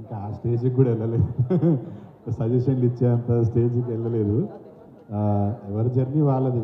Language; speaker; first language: Telugu; native; Telugu